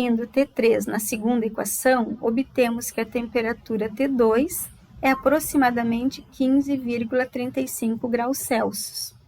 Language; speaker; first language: Portuguese; native; Portuguese